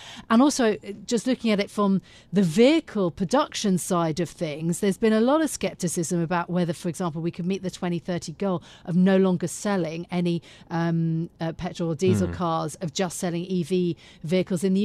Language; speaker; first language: English; native; English